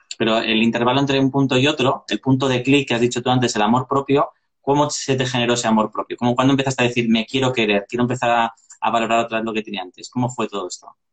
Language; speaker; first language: Spanish; native; Spanish